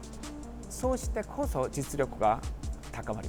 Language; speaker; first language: Japanese; non-native, learner; Korean